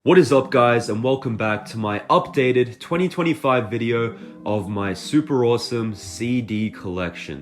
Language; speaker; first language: English; native; English